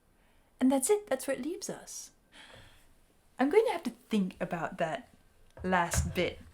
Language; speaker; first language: English; native; English